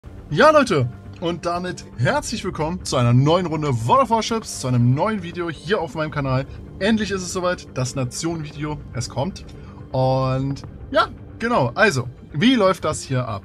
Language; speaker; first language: German; native; German